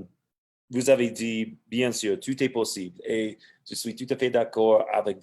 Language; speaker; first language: French; non-native, fluent; English